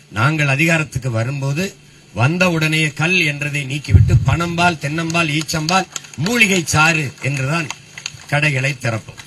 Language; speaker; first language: Tamil; native; Tamil